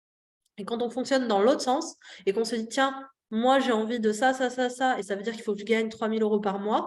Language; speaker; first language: French; native; French